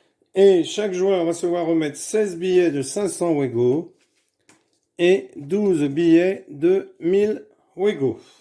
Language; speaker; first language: French; native; French